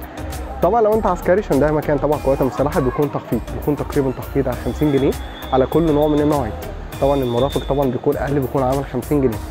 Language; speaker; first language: Arabic; native; Arabic